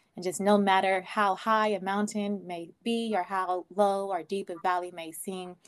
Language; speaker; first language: English; native; English